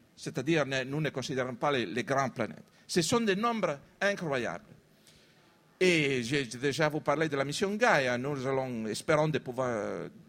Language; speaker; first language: French; non-native, fluent; Italian